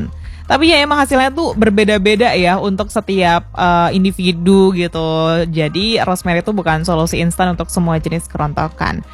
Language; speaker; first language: Indonesian; native; Indonesian